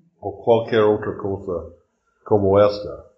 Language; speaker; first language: Spanish; non-native, learner; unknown